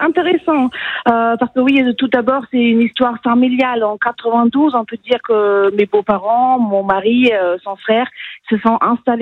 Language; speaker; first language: French; non-native, fluent; German